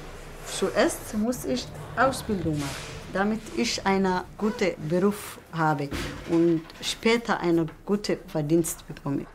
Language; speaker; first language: German; non-native, learner; Somali